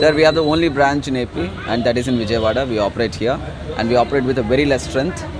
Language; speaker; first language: English; non-native, local second language; Telugu